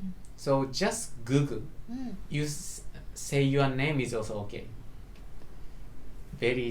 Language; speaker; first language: English; non-native, learner; Japanese